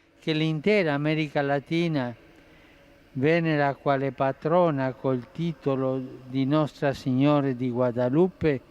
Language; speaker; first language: Italian; non-native, fluent; Spanish